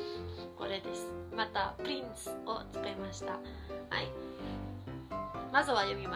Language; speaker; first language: Japanese; non-native, local second language; Filipino